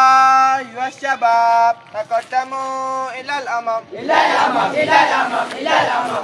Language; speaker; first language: Arabic; non-native, learner; Malay